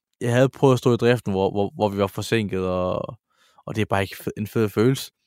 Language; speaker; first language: Danish; early bilingual, other home language; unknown